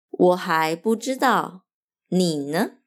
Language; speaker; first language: Chinese; non-native, fluent; Portuguese